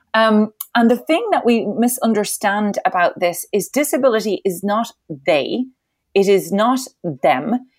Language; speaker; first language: English; native; English